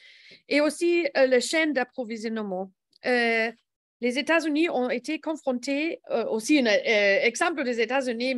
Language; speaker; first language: French; non-native, learner; English